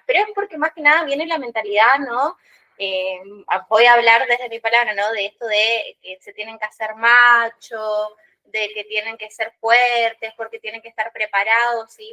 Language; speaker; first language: Spanish; native; Spanish